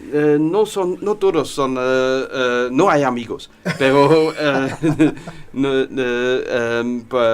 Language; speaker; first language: Spanish; non-native, learner; German